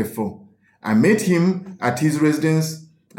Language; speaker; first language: English; non-native, local second language; Ganda